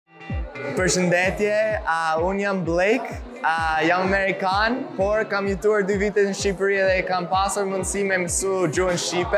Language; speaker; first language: Albanian; non-native, fluent; English